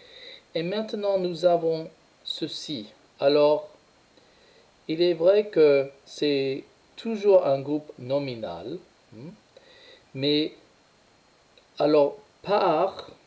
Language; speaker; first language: French; non-native, fluent; English